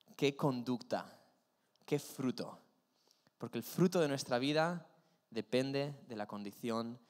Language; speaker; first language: Spanish; native; Spanish